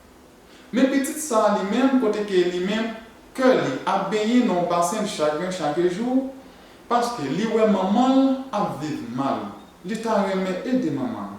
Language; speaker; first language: French; non-native, learner; Haitian Creole